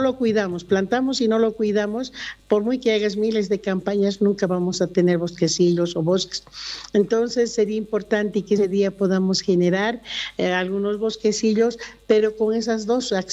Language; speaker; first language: Spanish; native; Spanish